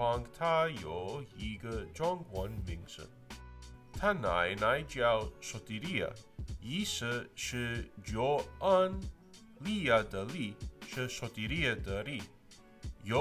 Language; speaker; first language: Chinese; non-native, learner; English